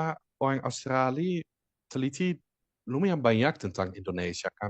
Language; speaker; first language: Indonesian; non-native, fluent; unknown